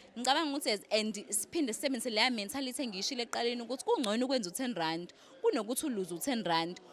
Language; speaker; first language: Zulu; native; Zulu